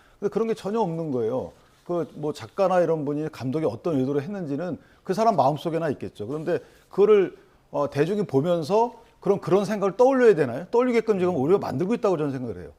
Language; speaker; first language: Korean; native; Korean